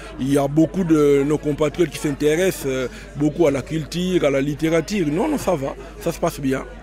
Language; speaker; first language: French; non-native, local second language; Lingala